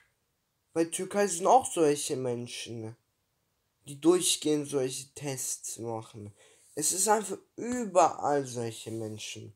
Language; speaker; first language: German; early bilingual, other home language; Turkish